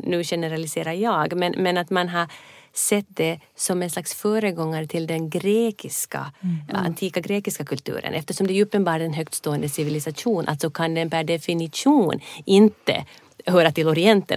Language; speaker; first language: Swedish; native; Swedish